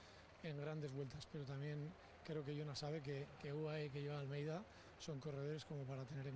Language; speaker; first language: Spanish; native; Spanish